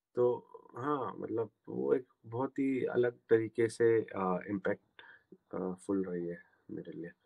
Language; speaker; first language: Hindi; non-native, local second language; Gujarati